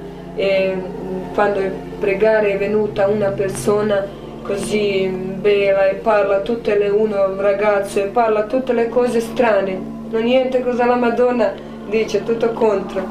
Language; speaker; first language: Italian; non-native, learner; Croatian